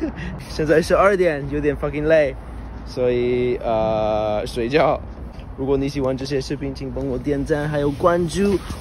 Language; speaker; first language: Chinese; non-native, learner; English